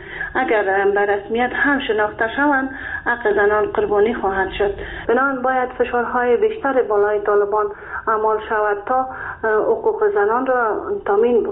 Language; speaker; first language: Persian; native; Persian